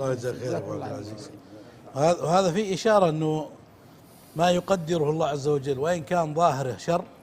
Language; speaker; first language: Arabic; native; Arabic